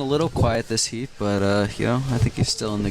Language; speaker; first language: English; native; English